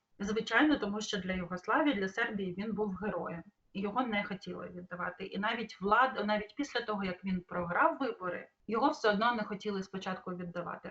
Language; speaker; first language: Ukrainian; native; Ukrainian